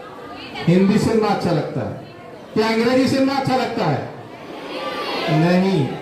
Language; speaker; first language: Hindi; non-native, local second language; Odia